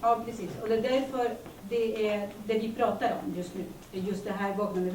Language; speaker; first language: Swedish; early bilingual, other home language; Spanish